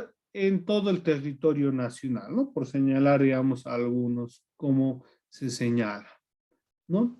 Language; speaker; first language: Spanish; native; Spanish